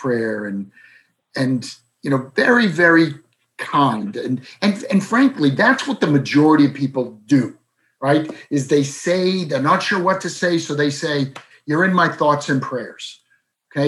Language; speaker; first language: English; native; English